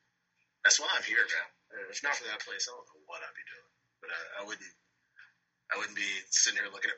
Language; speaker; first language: English; native; English